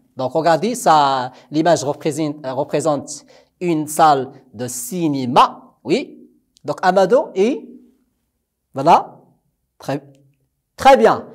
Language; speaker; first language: French; non-native, local second language; Arabic